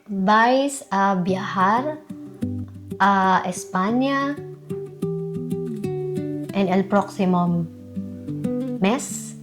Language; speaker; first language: Spanish; non-native, learner; Filipino